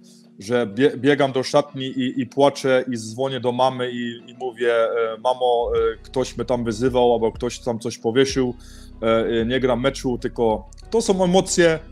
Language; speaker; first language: Polish; early bilingual, heritage; Polish